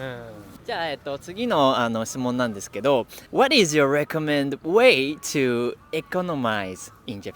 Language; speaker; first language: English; non-native, fluent; Japanese